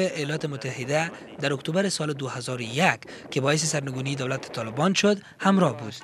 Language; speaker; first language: Persian; native; Persian